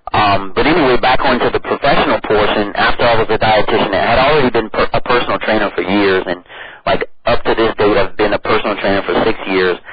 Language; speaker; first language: English; native; English